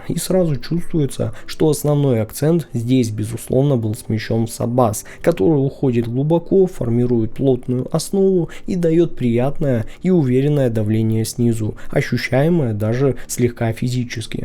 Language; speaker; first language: Russian; native; Russian